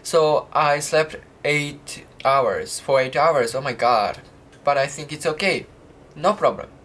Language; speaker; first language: English; non-native, learner; Japanese